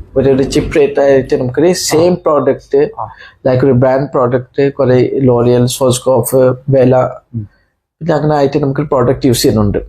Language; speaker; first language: Malayalam; non-native, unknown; Assamese